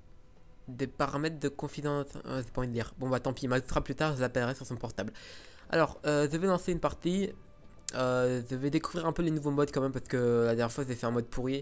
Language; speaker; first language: French; native; French